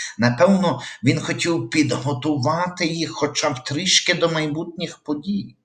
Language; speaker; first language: Ukrainian; native; Ukrainian